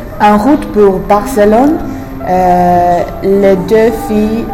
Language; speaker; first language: French; non-native, learner; English